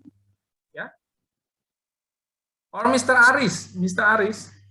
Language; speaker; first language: English; non-native, learner; Indonesian